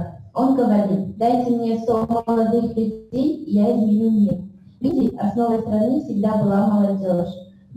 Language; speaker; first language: Russian; native; Russian